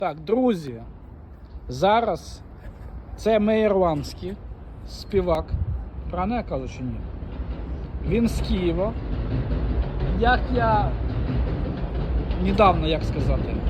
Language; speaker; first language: Ukrainian; non-native, local second language; Russian